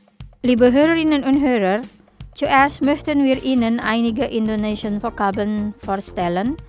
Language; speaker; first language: German; non-native, learner; Indonesian